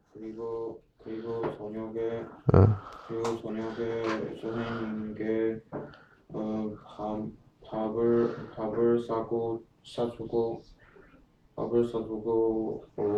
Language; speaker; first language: Korean; non-native, learner; Chinese